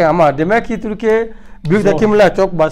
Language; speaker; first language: Turkish; non-native, learner; French